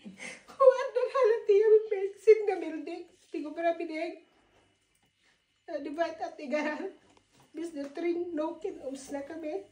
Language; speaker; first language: Norwegian; non-native, learner; Filipino